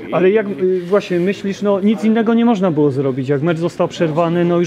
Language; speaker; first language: Polish; native; Polish